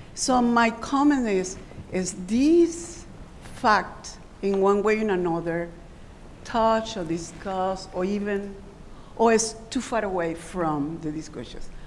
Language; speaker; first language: English; non-native, fluent; Spanish